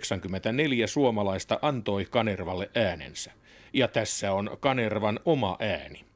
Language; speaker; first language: Finnish; native; Finnish